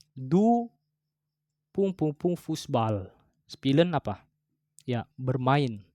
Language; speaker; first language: German; non-native, learner; Indonesian